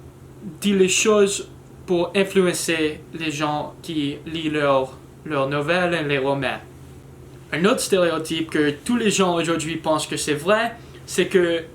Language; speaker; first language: French; non-native, learner; English